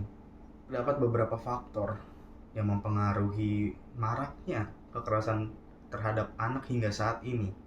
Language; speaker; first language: Indonesian; native; Indonesian